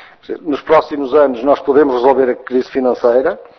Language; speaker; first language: Portuguese; native; Portuguese